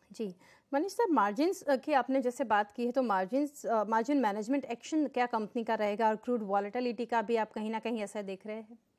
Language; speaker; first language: Hindi; non-native, local second language; Gujarati